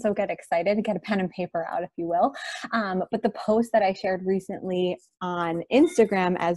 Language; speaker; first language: English; native; English